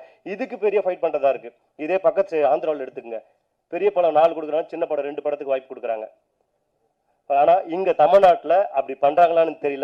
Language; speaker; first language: Tamil; native; Tamil